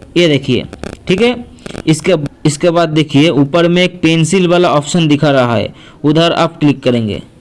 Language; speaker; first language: Hindi; non-native, local second language; Bangla